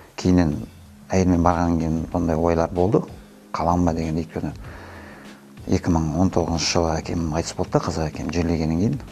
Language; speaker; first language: Kazakh; non-native, local second language; Russian